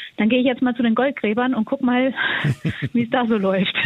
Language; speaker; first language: German; native; German